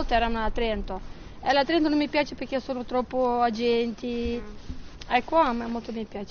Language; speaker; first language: Italian; non-native, learner; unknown